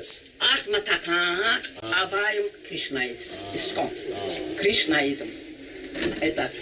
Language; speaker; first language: Russian; non-native, learner; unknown